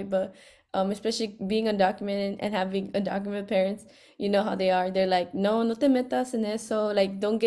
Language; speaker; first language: English; native; English